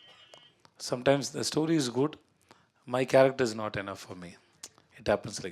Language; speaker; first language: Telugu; non-native, learner; Tamil